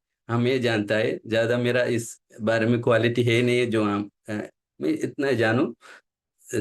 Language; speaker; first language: Hindi; non-native, local second language; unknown